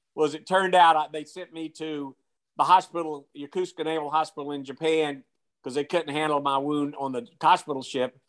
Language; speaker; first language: English; native; English